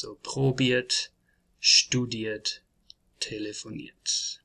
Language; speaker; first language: German; non-native, learner; English